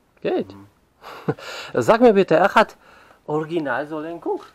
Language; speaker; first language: German; non-native, learner; Polish